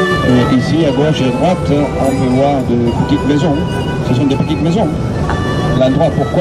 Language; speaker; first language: French; non-native, fluent; Spanish